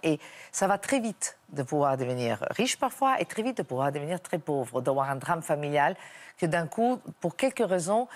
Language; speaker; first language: French; non-native, fluent; Italian